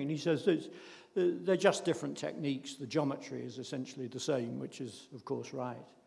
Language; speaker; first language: English; native; English